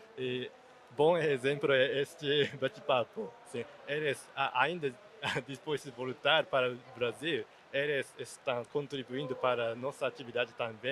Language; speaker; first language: Portuguese; non-native, learner; Japanese